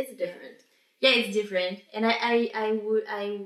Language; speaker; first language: English; non-native, fluent; French